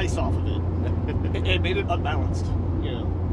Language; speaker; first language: English; native; English